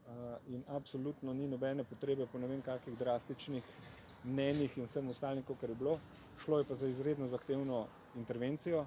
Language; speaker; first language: Slovenian; native; Slovenian